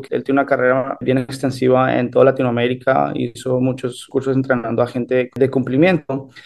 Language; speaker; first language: Spanish; early bilingual, heritage; Spanish